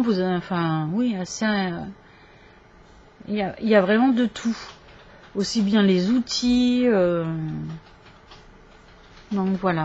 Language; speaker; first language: French; native; French